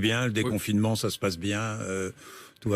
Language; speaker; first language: French; native; French